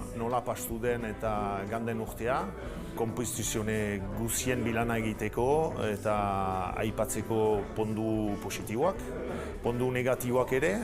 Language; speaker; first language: Basque; native; Basque